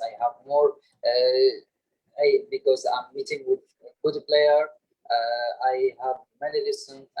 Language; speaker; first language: English; non-native, learner; Arabic